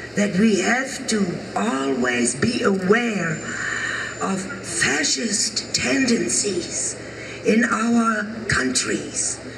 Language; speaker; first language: English; non-native, fluent; German